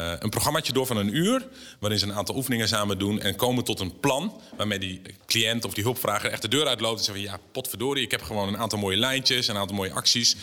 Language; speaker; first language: Dutch; native; Dutch